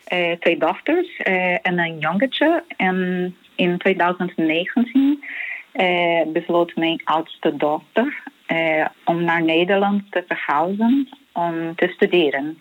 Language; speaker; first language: Dutch; non-native, fluent; Portuguese